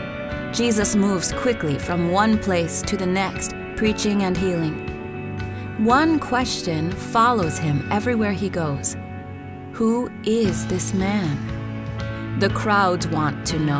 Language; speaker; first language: English; native; English